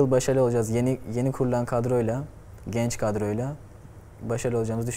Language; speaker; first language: Turkish; native; Turkish